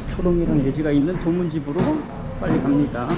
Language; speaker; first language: Korean; native; Korean